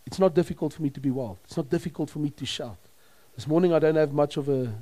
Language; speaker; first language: English; non-native, local second language; Afrikaans